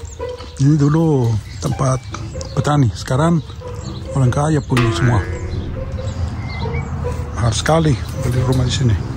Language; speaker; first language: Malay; non-native, learner; Spanish